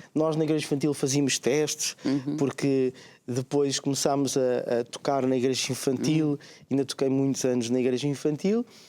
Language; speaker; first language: Portuguese; native; Portuguese